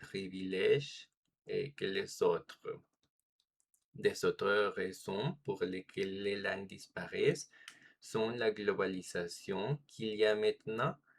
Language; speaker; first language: French; non-native, fluent; Spanish